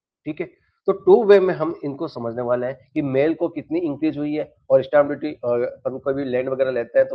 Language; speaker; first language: Hindi; native; Hindi